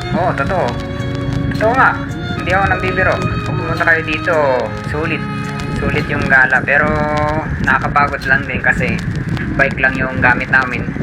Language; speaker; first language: Filipino; native; Filipino